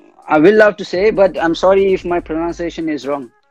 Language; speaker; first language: English; non-native, local second language; Tamil